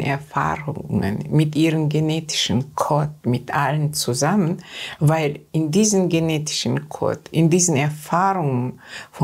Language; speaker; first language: German; non-native, learner; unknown